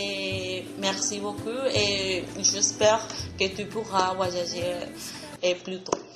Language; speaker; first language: French; non-native, learner; Spanish